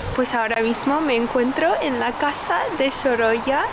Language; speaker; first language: Spanish; non-native, fluent; English